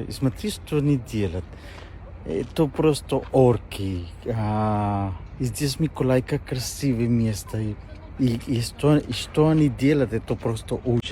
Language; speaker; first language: Russian; non-native, fluent; Spanish